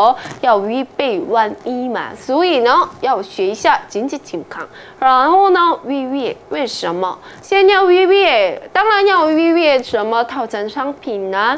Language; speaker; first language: Chinese; non-native, fluent; Korean